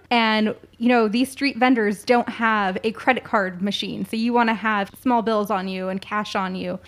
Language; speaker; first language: English; early bilingual, other home language; Filipino